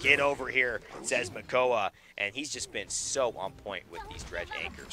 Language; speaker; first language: English; native; English